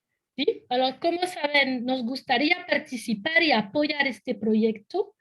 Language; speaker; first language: Spanish; non-native, fluent; French